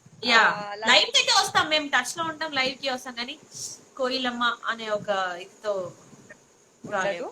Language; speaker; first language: Telugu; native; Telugu